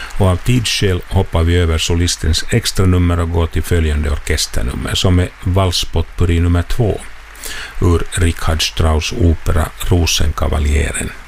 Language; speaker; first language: Swedish; native; Swedish